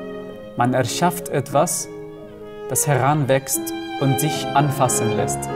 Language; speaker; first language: German; non-native, fluent; Arabic